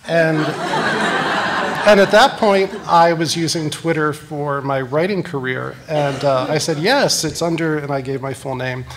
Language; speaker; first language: English; native; English